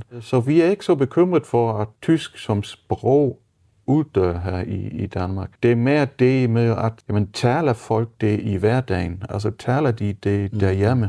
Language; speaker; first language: Danish; non-native, fluent; German